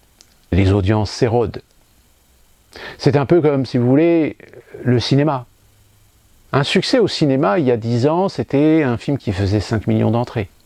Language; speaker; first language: French; native; French